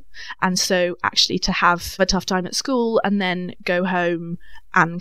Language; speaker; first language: English; native; English